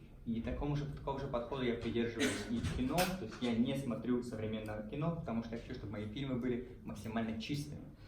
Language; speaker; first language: Russian; native; Russian